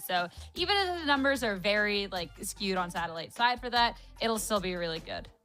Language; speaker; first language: English; native; English